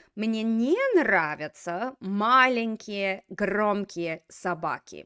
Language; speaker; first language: Russian; non-native, fluent; English